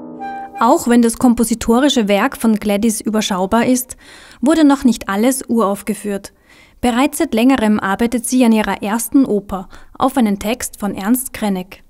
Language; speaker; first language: German; native; German